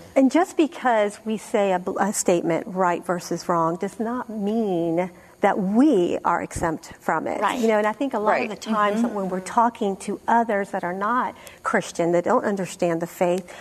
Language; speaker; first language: English; non-native, fluent; Spanish